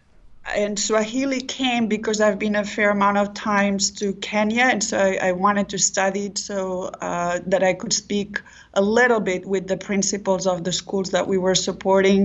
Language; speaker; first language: English; non-native, fluent; Catalan